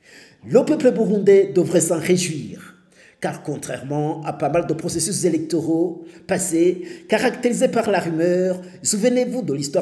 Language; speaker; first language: French; non-native, local second language; Rundi